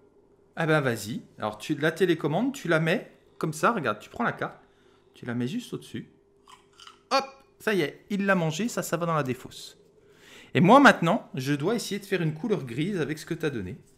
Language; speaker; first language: French; native; French